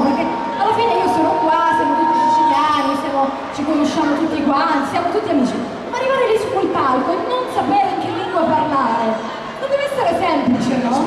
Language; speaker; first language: Italian; native; Italian